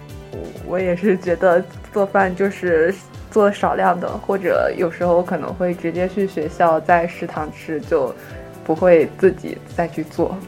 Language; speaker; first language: Chinese; native; Chinese